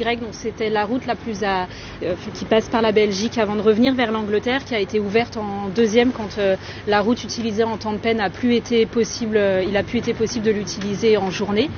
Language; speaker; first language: French; native; French